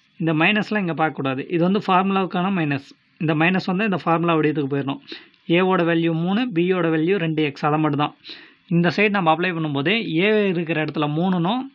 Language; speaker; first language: Tamil; native; Tamil